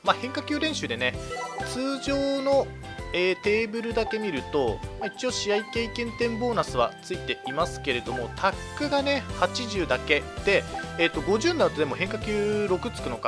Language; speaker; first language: Japanese; native; Japanese